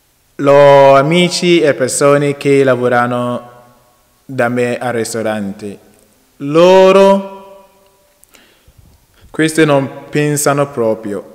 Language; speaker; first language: Italian; non-native, learner; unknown